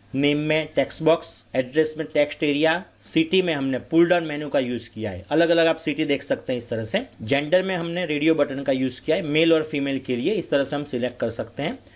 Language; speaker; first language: Hindi; non-native, local second language; Gujarati